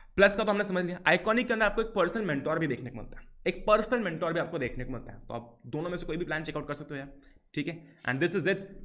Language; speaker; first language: Hindi; native; Hindi